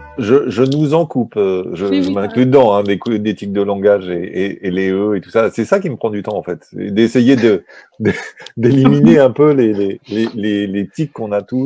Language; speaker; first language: French; native; French